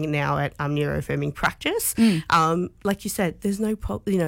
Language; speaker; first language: English; native; English